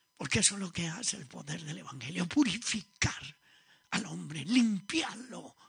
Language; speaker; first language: Spanish; early bilingual, other home language; Italian